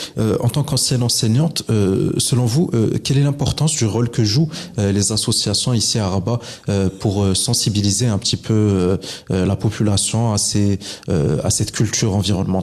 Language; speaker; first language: French; non-native, local second language; Arabic